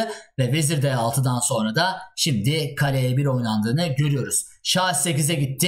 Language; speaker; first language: Turkish; native; Turkish